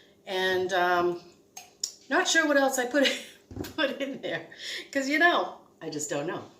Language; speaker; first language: English; native; English